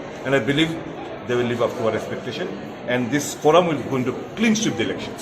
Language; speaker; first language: English; non-native, local second language; Bangla